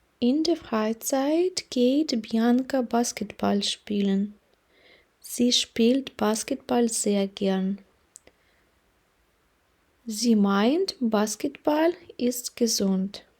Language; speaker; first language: German; non-native, fluent; Ukrainian